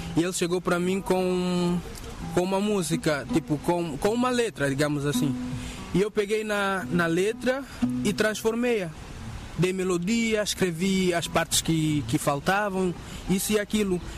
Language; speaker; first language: Portuguese; native; Portuguese